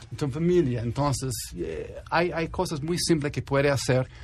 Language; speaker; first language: Spanish; non-native, fluent; English